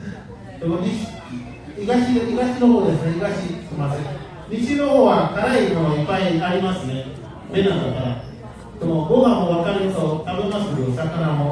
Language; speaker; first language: Japanese; non-native, learner; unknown